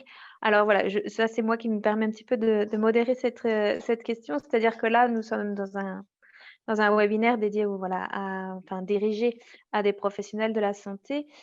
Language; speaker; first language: French; native; French